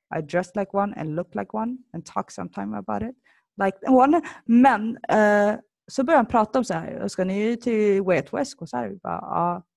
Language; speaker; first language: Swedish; early bilingual, other home language; Somali